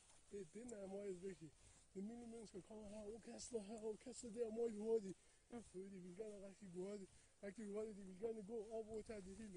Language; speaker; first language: Danish; non-native, learner; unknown